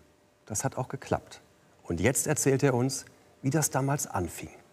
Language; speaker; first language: German; native; German